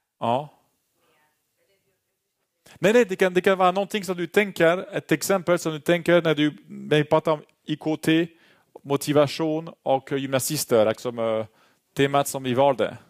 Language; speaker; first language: Swedish; non-native, fluent; French